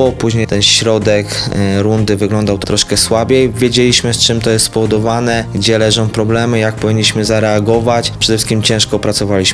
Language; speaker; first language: Polish; native; Polish